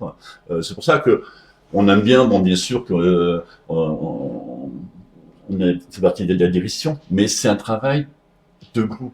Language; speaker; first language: French; native; French